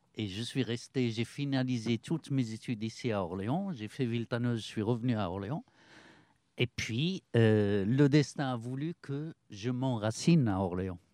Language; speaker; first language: French; non-native, local second language; Arabic